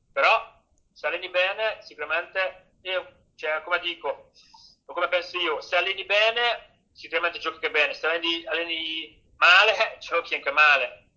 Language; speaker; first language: Italian; non-native, learner; Hungarian